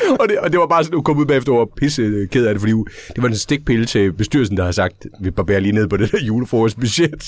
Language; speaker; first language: Danish; native; Danish